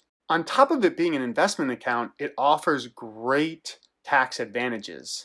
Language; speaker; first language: English; native; English